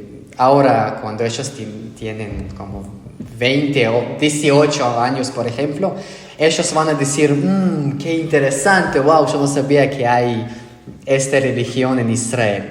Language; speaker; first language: Spanish; non-native, fluent; Hebrew